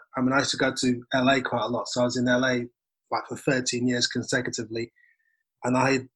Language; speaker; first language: English; native; English